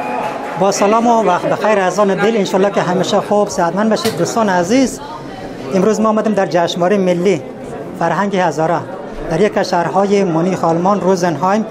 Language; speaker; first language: Persian; native; Persian